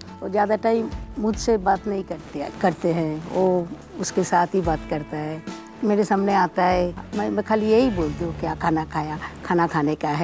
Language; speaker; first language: Hindi; non-native, local second language; Bangla